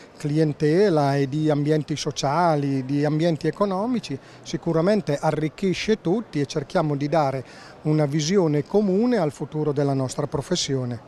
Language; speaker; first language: Italian; native; Italian